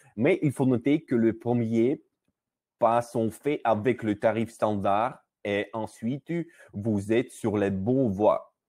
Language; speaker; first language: French; non-native, learner; Russian